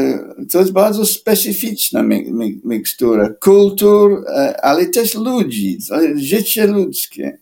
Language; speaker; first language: Polish; non-native, fluent; English